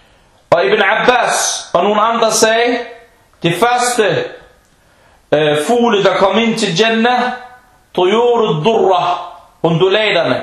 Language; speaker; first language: Danish; non-native, fluent; Arabic